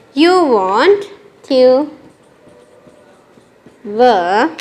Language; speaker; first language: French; non-native, fluent; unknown